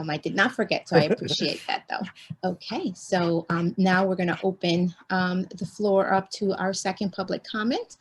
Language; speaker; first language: English; early bilingual, other home language; Spanish